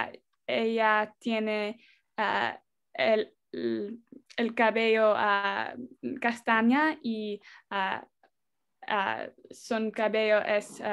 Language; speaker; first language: Spanish; non-native, learner; English